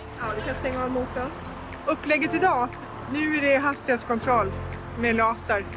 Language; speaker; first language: Swedish; native; Swedish